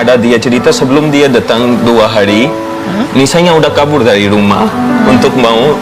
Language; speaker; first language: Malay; non-native, fluent; Hindi